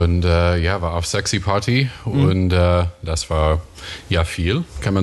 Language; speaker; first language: German; non-native, fluent; English